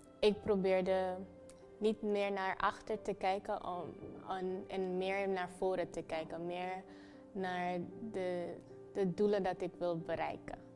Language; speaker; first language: Dutch; non-native, local second language; Papiamento